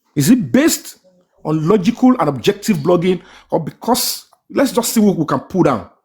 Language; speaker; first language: English; non-native, local second language; Yoruba